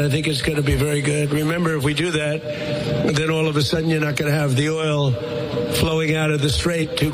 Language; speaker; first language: English; native; English